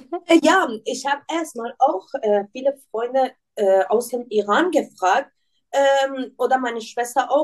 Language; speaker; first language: German; non-native, learner; Persian